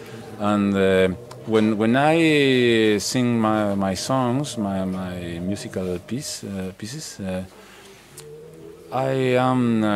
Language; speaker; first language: English; non-native, learner; Spanish